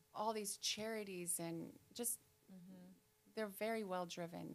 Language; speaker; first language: English; native; English